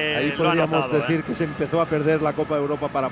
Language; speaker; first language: Spanish; native; Spanish